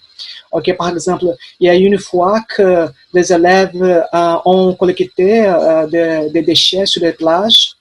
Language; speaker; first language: French; non-native, fluent; Portuguese